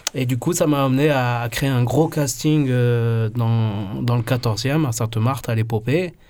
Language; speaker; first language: French; non-native, fluent; Spanish